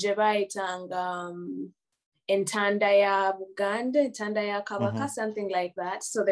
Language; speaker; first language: English; non-native, local second language; Ganda